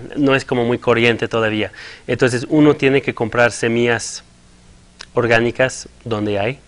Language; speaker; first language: Spanish; non-native, fluent; French